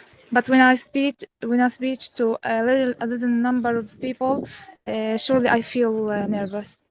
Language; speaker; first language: English; non-native, fluent; Arabic